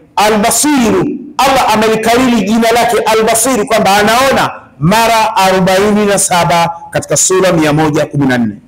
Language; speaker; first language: Swahili; native; Swahili